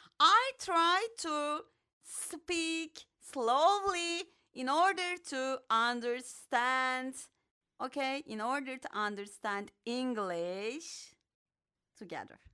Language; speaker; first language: English; non-native, fluent; Turkish